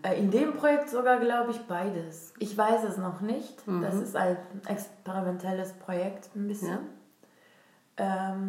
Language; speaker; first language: German; non-native, fluent; Turkish